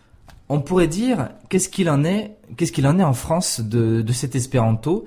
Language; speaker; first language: French; native; French